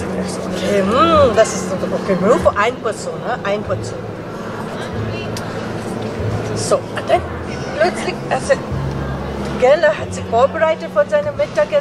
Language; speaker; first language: German; non-native, learner; Tibetan